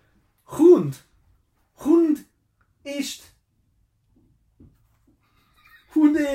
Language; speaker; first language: German; non-native, learner; English